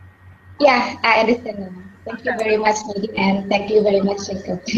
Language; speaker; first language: English; non-native, learner; Indonesian